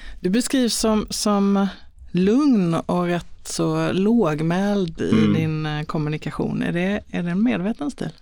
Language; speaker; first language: Swedish; native; Swedish